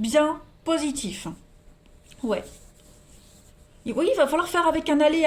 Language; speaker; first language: French; native; French